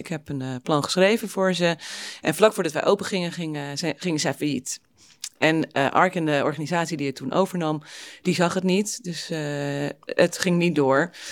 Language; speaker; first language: Dutch; non-native, fluent; English